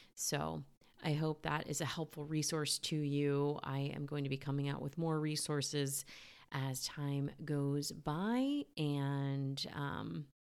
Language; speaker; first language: English; native; English